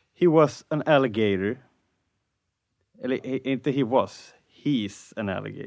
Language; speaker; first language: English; non-native, fluent; Swedish